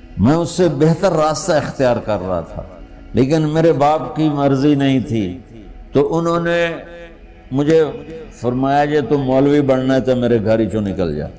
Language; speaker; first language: Urdu; non-native, local second language; Punjabi